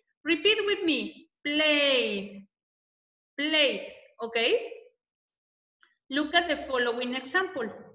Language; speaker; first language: English; non-native, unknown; Spanish